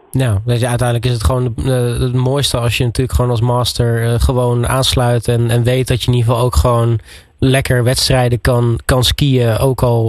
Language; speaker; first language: Dutch; native; Dutch